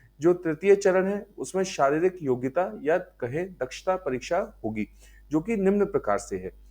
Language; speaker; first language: Hindi; native; Hindi